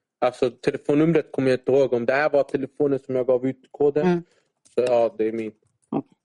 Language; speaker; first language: Swedish; early bilingual, other home language; Arabic